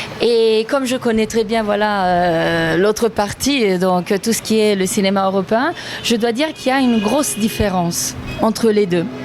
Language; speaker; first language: French; non-native, fluent; Italian